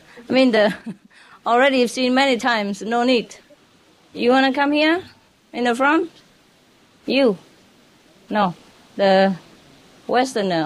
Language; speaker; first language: English; non-native, fluent; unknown